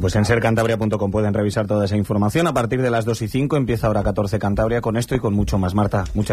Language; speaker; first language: Spanish; native; Spanish